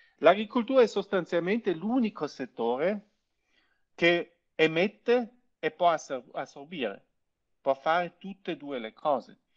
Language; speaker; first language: Italian; non-native, local second language; German